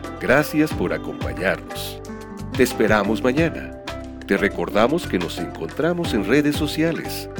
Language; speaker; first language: Spanish; native; Spanish